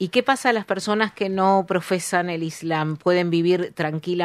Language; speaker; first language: Spanish; native; Spanish